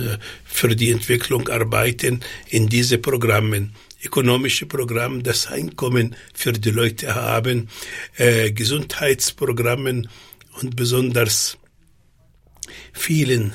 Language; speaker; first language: German; non-native, fluent; Arabic